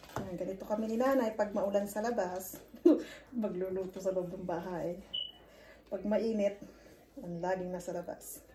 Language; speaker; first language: Filipino; non-native, local second language; Bikol